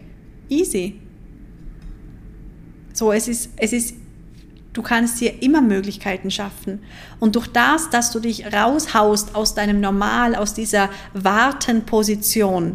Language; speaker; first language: German; native; German